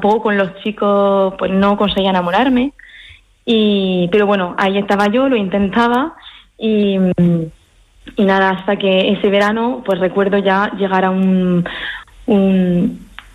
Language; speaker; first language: Spanish; early bilingual, heritage; French